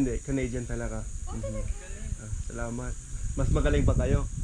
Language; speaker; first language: Filipino; non-native, learner; English